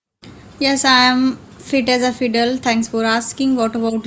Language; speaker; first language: English; non-native, learner; Hindi